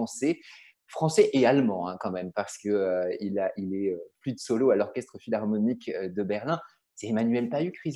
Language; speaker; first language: French; native; French